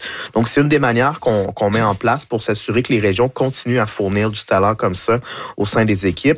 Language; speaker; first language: French; native; French